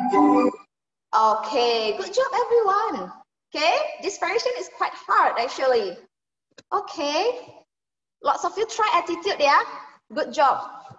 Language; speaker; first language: English; non-native, fluent; Indonesian